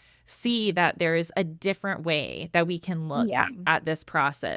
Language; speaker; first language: English; native; English